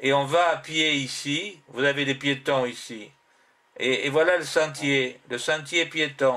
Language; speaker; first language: French; native; French